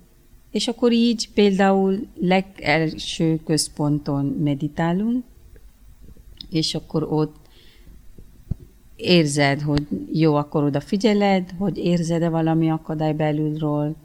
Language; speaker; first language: Hungarian; early bilingual, other home language; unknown